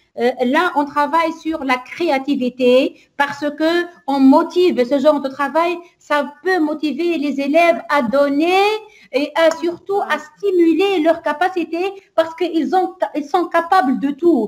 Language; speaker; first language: French; non-native, local second language; Arabic